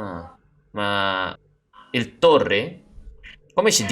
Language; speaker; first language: Italian; non-native, learner; Indonesian